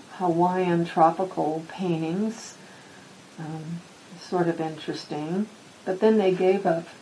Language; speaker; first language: English; native; English